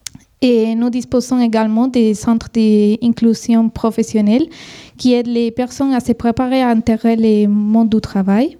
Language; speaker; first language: French; non-native, fluent; Spanish